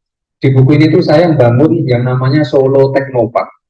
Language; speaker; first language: Indonesian; native; Indonesian